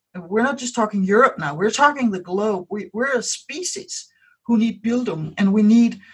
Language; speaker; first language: English; non-native, fluent; Danish